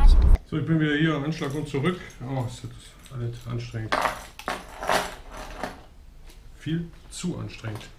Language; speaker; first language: German; native; German